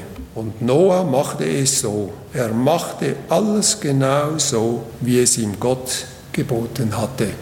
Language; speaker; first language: German; native; German